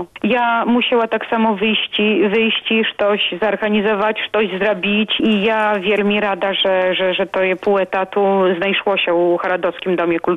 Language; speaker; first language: Polish; non-native, local second language; Belarusian